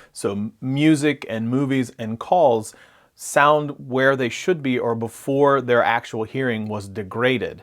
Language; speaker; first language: English; native; English